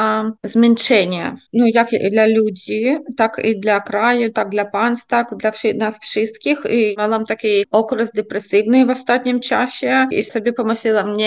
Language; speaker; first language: Polish; non-native, fluent; Ukrainian